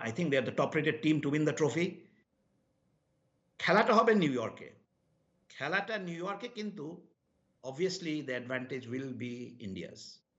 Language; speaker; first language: English; non-native, local second language; Bangla